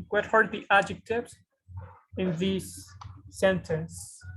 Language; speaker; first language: English; non-native, fluent; Spanish